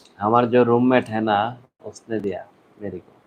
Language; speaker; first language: Hindi; non-native, learner; Bangla